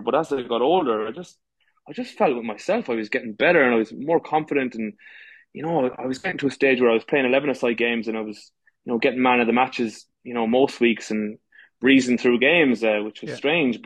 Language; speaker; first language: English; native; English